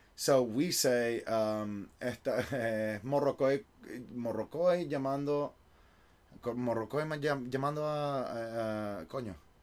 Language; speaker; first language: Spanish; early bilingual, heritage; Spanish